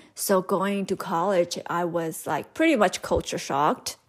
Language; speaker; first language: English; early bilingual, other home language; Hmong